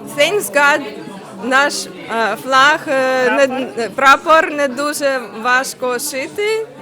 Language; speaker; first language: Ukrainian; early bilingual, heritage; Ukrainian